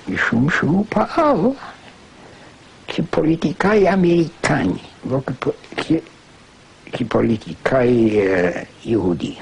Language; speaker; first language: Hebrew; non-native, fluent; German